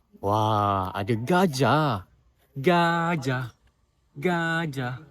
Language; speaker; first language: Malay; native; Malay